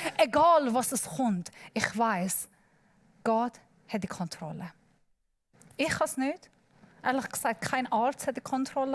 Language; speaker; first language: German; non-native, learner; Persian